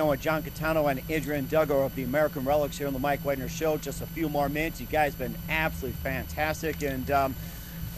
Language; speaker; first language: English; native; English